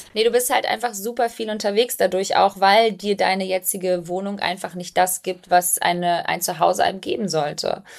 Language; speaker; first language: German; early bilingual, other home language; Albanian